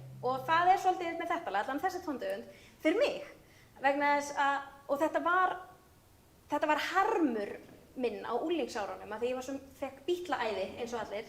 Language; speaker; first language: Icelandic; native; Icelandic